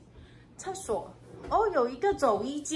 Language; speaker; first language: Chinese; native; Chinese